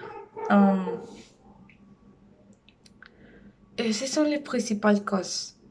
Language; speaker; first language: French; non-native, learner; Spanish